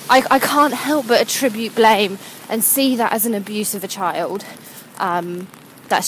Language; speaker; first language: English; native; English